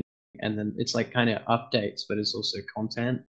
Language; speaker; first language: English; native; English